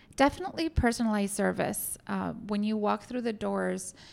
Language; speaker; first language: English; non-native, fluent; Spanish